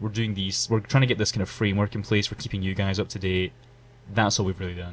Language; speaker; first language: English; native; English